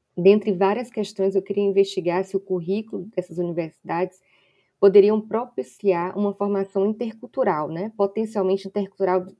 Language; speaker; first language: Portuguese; native; Portuguese